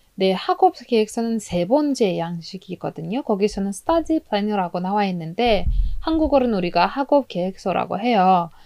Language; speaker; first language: Korean; non-native, fluent; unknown